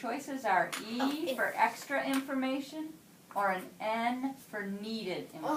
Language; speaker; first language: English; native; English